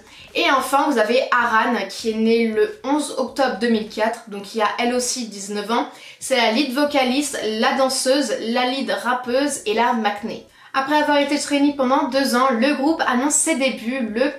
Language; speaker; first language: French; native; French